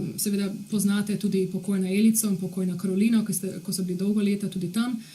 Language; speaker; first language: Slovenian; early bilingual, heritage; Slovenian